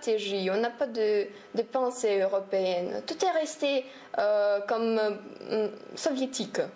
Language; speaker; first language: French; non-native, fluent; Romanian